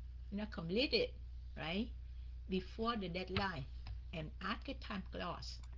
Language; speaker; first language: English; non-native, fluent; Vietnamese